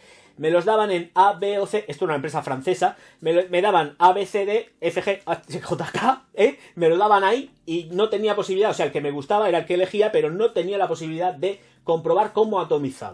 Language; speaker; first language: Spanish; native; Spanish